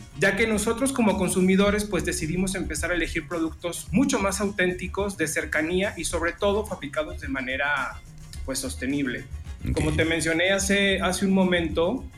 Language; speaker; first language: Spanish; native; Spanish